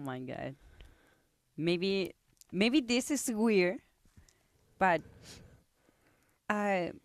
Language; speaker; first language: English; non-native, learner; Spanish